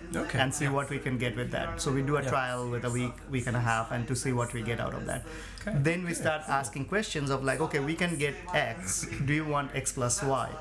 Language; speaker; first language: English; non-native, local second language; Bangla